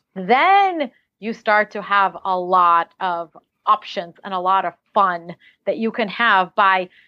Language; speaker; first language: English; early bilingual, other home language; Russian